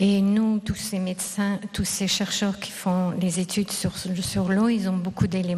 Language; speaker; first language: French; non-native, fluent; Russian